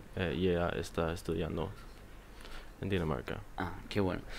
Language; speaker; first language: Spanish; non-native, learner; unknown